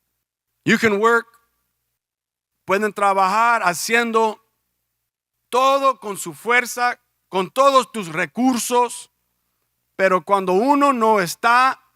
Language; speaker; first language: Spanish; early bilingual, heritage; Spanish